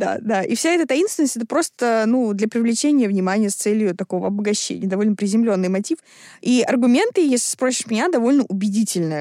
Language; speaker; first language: Russian; native; Russian